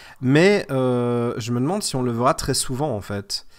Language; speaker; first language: French; native; French